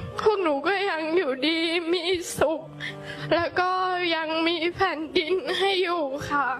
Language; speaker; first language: Thai; non-native, local second language; Hmong